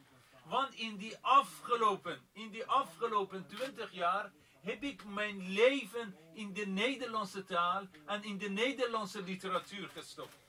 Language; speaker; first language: Dutch; non-native, fluent; Persian